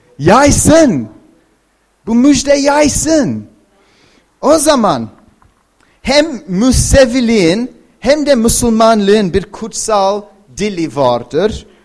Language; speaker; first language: Turkish; non-native, fluent; English